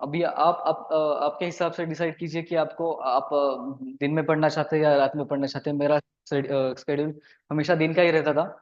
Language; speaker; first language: Hindi; non-native, local second language; Marathi